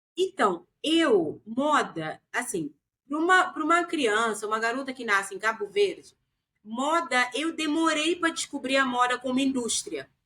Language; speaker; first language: Portuguese; non-native, local second language; Kabuverdianu